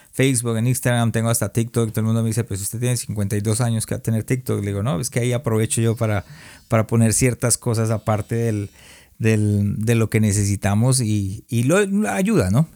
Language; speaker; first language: Spanish; early bilingual, heritage; Spanish